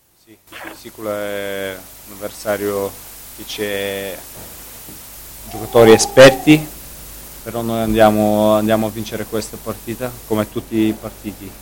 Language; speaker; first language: Italian; non-native, fluent; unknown